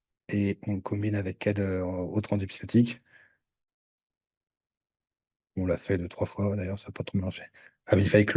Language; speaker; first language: French; native; French